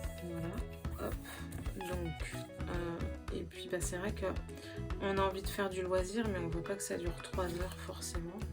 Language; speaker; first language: French; native; French